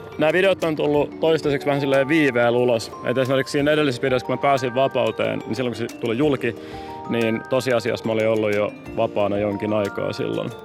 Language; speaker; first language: Finnish; native; Finnish